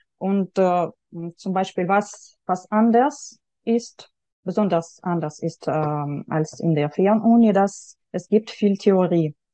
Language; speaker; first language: German; non-native, fluent; Russian